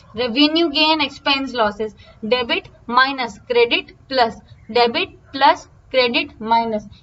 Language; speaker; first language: Hindi; non-native, local second language; Marathi